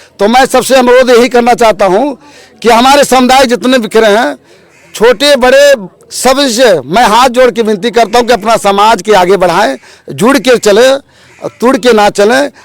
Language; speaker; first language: Hindi; non-native, local second language; Bhojpuri